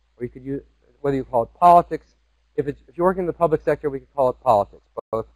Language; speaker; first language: English; native; English